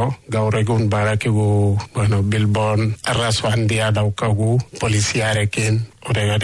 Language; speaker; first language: Basque; non-native, learner; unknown